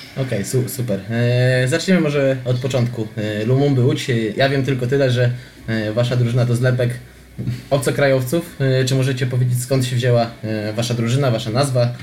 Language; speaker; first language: Polish; native; Polish